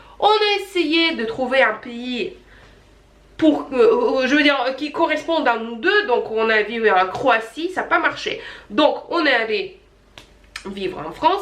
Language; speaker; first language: French; non-native, fluent; Russian